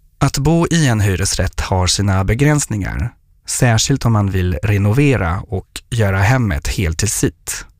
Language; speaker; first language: Swedish; non-native, fluent; French